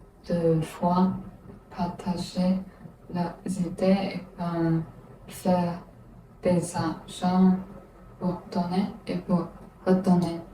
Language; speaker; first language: French; non-native, learner; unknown